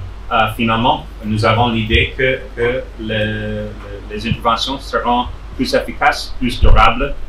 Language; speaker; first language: French; non-native, fluent; English